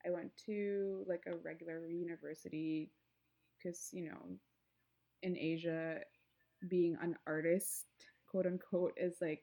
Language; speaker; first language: English; non-native, local second language; Filipino